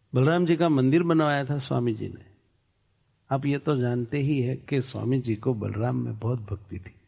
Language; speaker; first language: Hindi; non-native, local second language; Gujarati